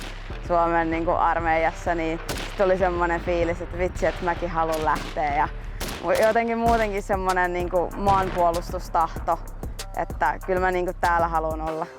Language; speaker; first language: Finnish; native; Finnish